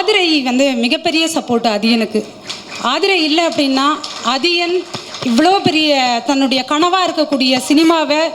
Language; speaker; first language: Tamil; native; Tamil